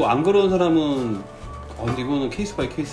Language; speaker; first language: Korean; native; Korean